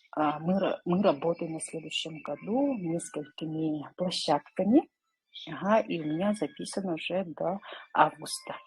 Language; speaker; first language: Russian; non-native, local second language; Yakut